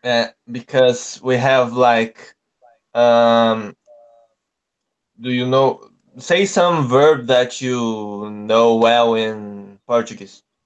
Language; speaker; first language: English; non-native, learner; Portuguese